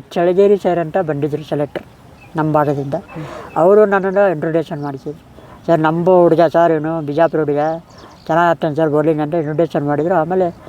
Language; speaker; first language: Kannada; native; Kannada